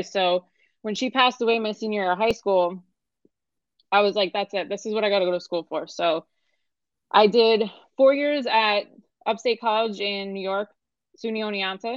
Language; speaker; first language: English; native; English